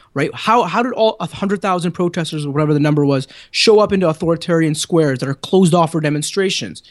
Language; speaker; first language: English; native; English